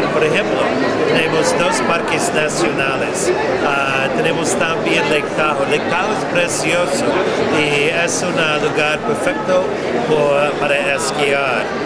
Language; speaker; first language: Spanish; non-native, learner; English